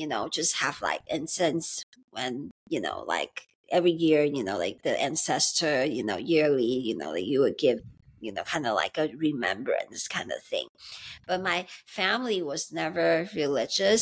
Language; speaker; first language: English; early bilingual, other home language; Chinese